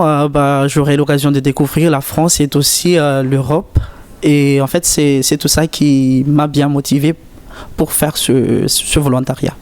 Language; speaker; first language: French; native; French